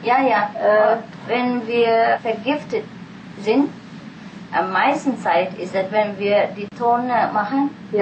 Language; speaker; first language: German; non-native, fluent; Vietnamese